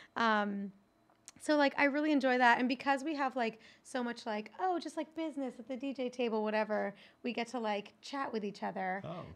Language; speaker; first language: English; native; English